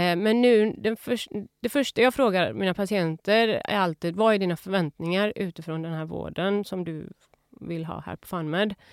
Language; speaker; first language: Swedish; early bilingual, other home language; Persian